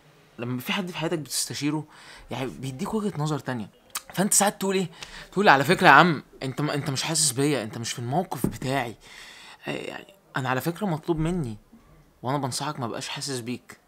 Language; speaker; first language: Arabic; native; Arabic